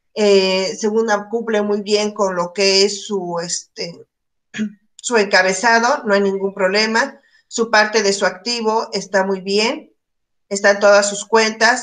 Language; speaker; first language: Spanish; native; Spanish